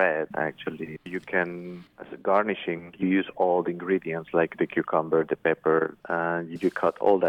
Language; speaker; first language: English; non-native, fluent; Spanish